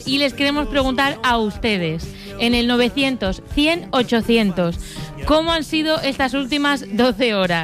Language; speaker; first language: Spanish; native; Spanish